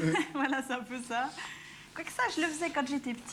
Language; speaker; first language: French; native; French